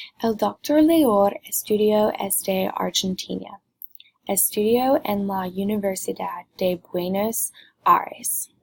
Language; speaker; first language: Spanish; non-native, learner; English